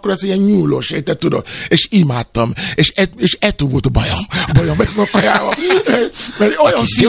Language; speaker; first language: Hungarian; non-native, learner; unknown